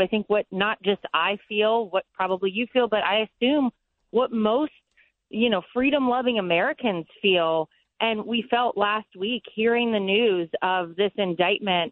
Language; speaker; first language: English; native; English